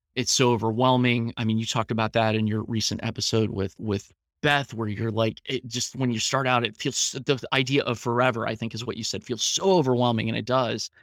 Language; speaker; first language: English; native; English